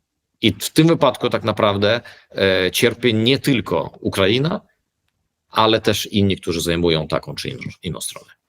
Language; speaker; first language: Polish; early bilingual, heritage; Polish